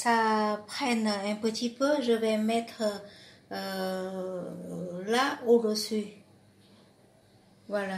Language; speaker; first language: French; non-native, fluent; Vietnamese